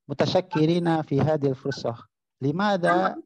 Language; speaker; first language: Arabic; non-native, fluent; Indonesian